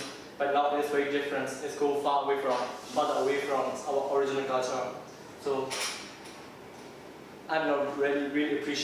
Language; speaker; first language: English; non-native, learner; Burmese